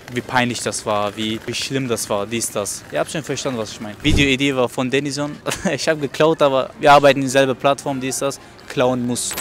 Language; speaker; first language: German; non-native, fluent; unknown